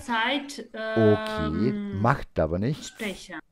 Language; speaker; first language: German; non-native, learner; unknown